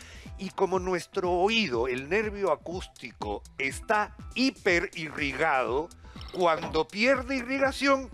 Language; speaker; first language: Spanish; native; Spanish